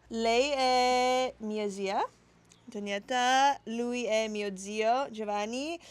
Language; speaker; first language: Italian; non-native, learner; English